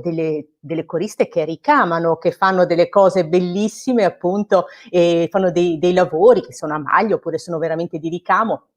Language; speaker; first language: Italian; native; Italian